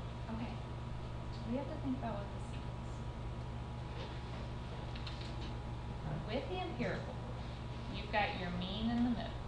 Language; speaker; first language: English; native; English